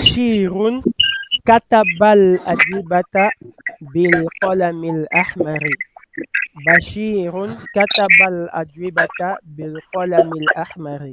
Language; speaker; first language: Arabic; non-native, fluent; French